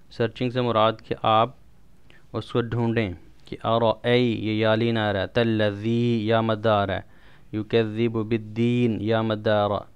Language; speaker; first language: Urdu; non-native, local second language; Punjabi